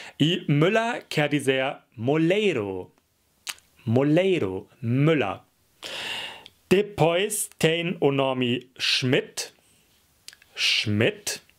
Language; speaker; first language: Portuguese; non-native, fluent; German